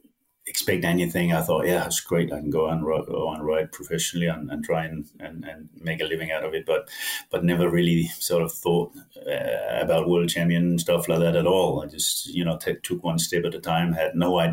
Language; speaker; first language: English; non-native, fluent; Danish